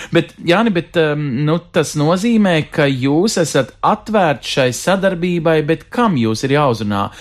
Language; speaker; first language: Latvian; native; Latvian